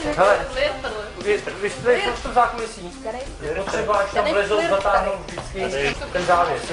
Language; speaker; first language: Czech; native; Czech